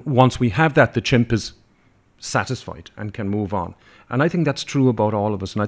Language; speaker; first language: English; non-native, local second language; Irish